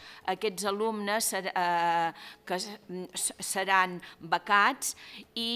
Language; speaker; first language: Catalan; native; Catalan